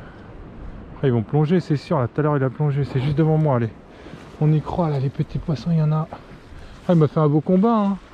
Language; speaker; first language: French; native; French